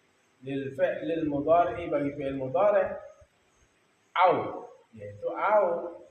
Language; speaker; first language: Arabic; non-native, fluent; Sasak